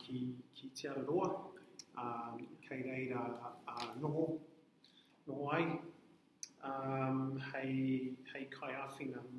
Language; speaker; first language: Māori; non-native, learner; English